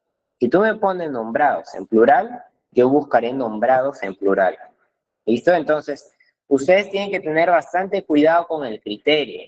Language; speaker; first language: Spanish; native; Spanish